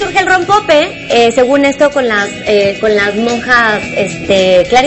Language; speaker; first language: Spanish; native; Spanish